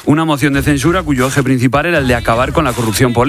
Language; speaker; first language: Spanish; native; Spanish